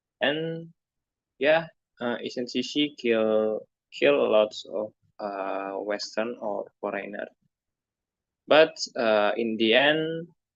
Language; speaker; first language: English; non-native, learner; Indonesian